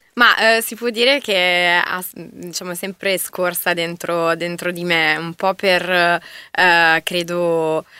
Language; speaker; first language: Italian; native; Italian